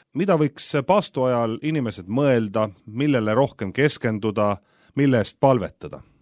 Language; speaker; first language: Estonian; native; Estonian